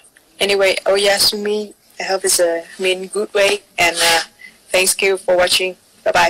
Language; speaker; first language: English; non-native, learner; Vietnamese